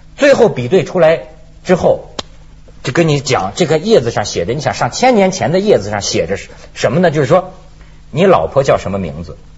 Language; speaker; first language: Chinese; native; Chinese